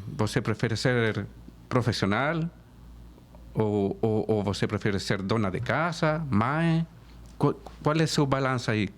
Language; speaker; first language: Portuguese; non-native, fluent; Spanish